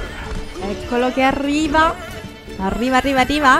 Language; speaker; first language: Italian; native; Italian